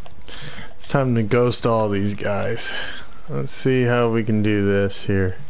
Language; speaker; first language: English; native; English